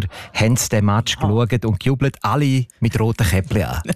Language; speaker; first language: German; native; German